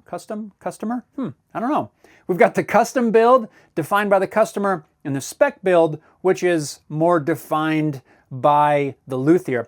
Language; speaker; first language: English; native; English